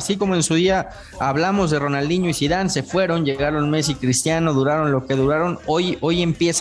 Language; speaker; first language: Spanish; native; Spanish